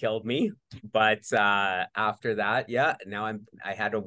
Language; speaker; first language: English; native; English